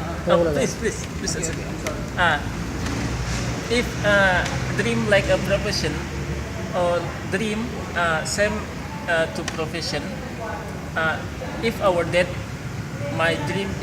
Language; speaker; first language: English; non-native, learner; Indonesian